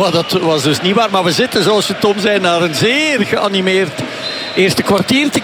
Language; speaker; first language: Dutch; native; Dutch